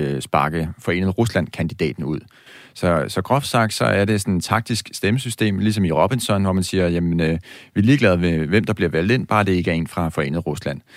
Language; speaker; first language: Danish; native; Danish